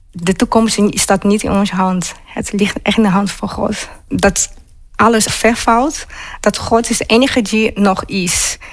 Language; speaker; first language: Dutch; non-native, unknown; Portuguese